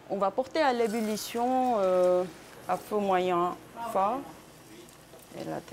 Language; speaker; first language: French; non-native, fluent; Korean